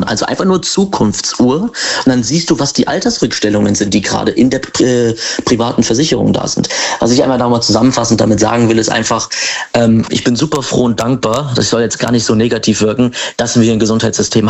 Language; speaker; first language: German; native; German